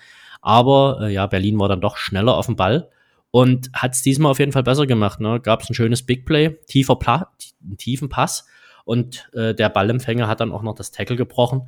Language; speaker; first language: German; native; German